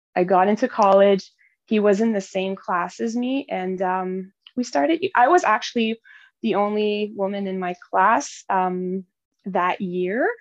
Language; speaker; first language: English; native; English